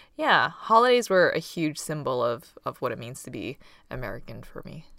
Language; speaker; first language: English; early bilingual, other home language; Cantonese